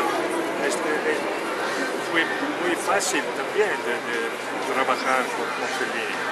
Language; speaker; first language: Spanish; non-native, learner; Italian